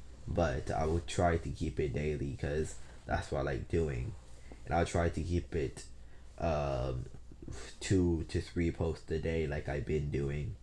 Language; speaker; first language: English; native; English